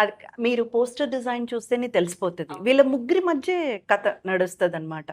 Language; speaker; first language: Telugu; native; Telugu